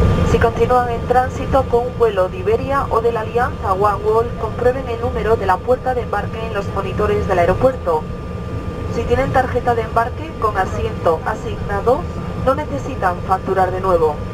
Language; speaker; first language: Spanish; native; Spanish